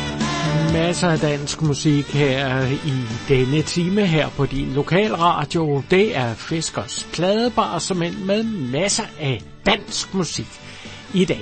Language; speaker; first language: Danish; native; Danish